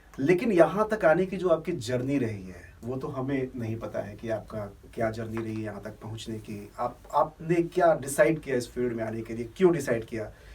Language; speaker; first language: Hindi; native; Hindi